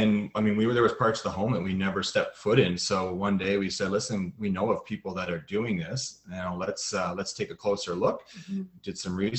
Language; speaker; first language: English; native; English